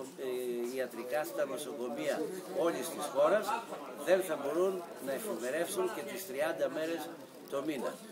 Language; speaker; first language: Greek; native; Greek